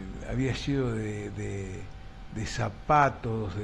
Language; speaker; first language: Spanish; native; Spanish